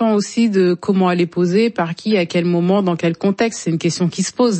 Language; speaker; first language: French; native; French